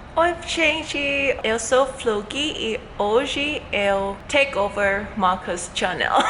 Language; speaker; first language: Portuguese; non-native, learner; Thai